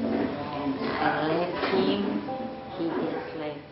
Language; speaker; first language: English; non-native, learner; Indonesian